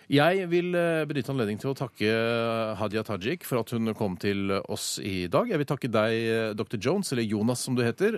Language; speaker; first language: Norwegian; native; Norwegian